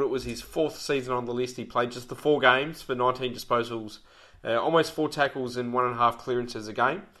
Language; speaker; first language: English; native; English